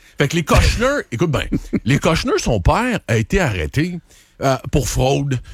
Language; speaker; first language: French; native; French